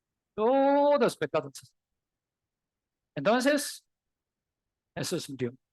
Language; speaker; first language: Spanish; non-native, learner; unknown